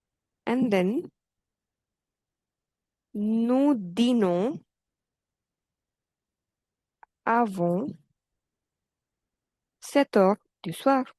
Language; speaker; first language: French; non-native, fluent; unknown